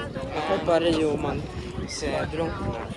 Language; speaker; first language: Swedish; early bilingual, other home language; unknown